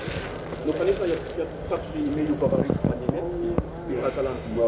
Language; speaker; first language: Russian; non-native, learner; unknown